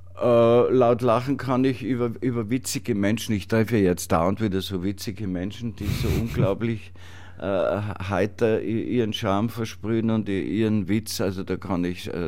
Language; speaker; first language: German; native; German